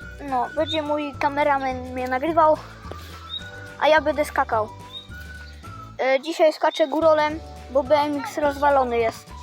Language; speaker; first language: Polish; native; Polish